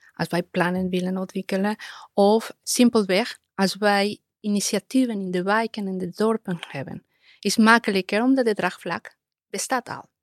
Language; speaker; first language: Dutch; non-native, fluent; Spanish